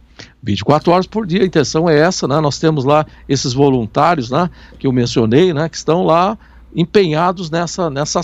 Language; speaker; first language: Portuguese; native; Portuguese